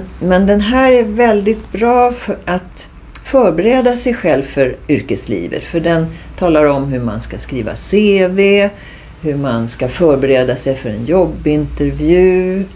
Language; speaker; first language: Swedish; native; Swedish